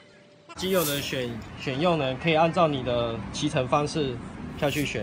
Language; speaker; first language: Chinese; native; Chinese